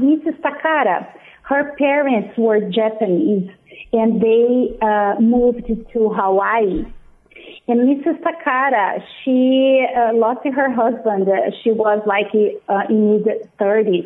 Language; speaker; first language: English; non-native, fluent; Portuguese